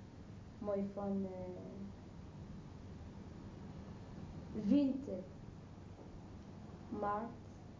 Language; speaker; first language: Dutch; non-native, learner; Arabic